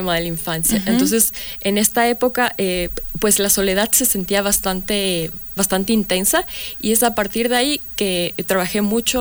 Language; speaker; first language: Spanish; native; Spanish